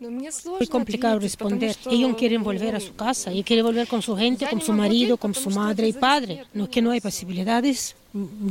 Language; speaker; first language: Spanish; non-native, fluent; Ukrainian